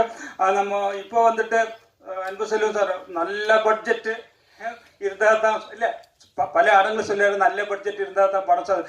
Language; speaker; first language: Tamil; non-native, local second language; Malayalam